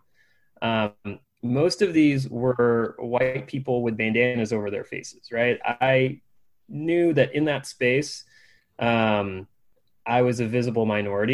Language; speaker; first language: English; native; English